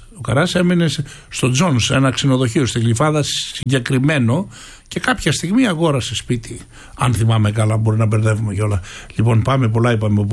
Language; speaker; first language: Greek; native; Greek